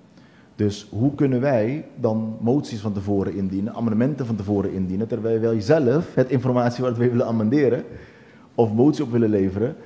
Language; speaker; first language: Dutch; non-native, local second language; Papiamento